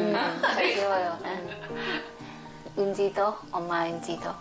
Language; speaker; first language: Korean; non-native, learner; Thai